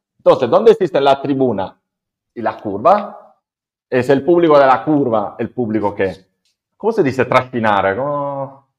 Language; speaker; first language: Spanish; non-native, fluent; Italian